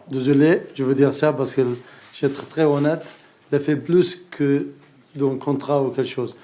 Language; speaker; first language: French; non-native, learner; Arabic